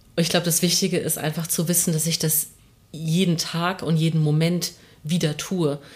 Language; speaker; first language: German; native; German